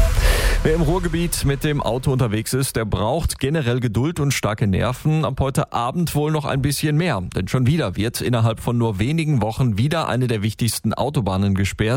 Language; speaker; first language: German; native; German